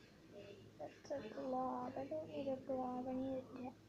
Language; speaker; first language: English; native; English